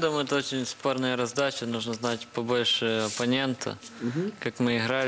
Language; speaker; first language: Russian; native; Russian